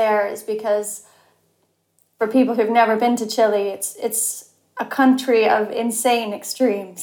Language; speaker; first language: English; native; English